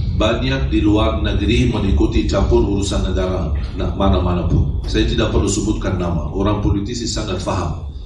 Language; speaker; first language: Indonesian; non-native, fluent; Arabic